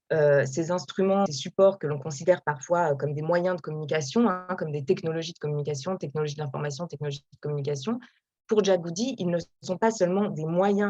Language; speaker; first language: French; native; French